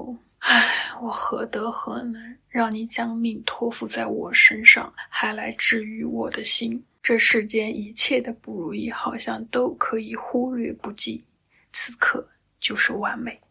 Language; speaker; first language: Chinese; native; Chinese